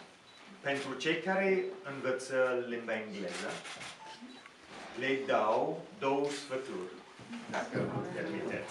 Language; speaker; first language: Romanian; non-native, learner; English